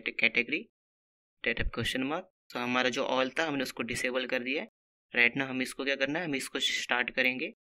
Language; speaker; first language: Hindi; non-native, local second language; Marathi